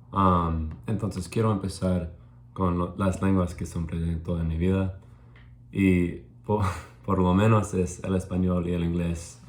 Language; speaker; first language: Spanish; non-native, learner; English